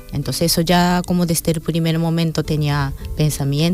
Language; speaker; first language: Spanish; non-native, fluent; Japanese